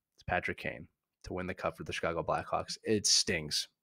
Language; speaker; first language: English; native; English